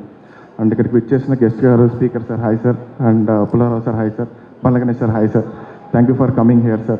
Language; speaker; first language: Telugu; native; Telugu